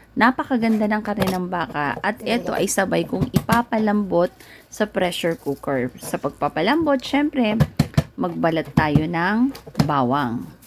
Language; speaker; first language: Filipino; non-native, local second language; Iloko